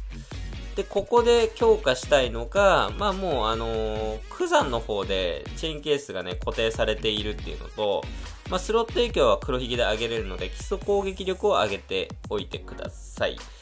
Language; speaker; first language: Japanese; native; Japanese